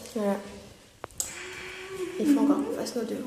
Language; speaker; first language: French; native; French